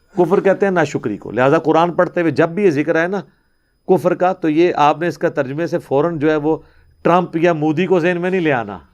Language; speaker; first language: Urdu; non-native, local second language; Punjabi